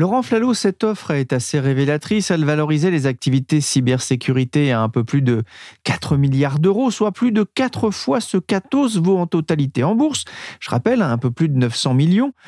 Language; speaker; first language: French; native; French